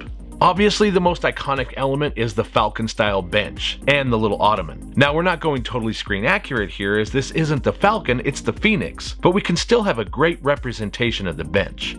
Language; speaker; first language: English; native; English